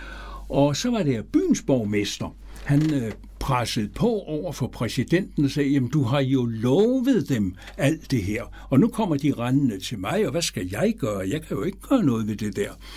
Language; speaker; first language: Danish; native; Danish